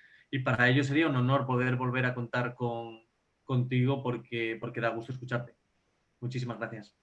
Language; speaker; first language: Spanish; native; Spanish